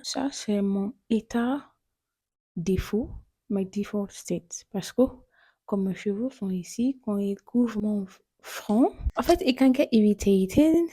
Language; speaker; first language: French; non-native, learner; English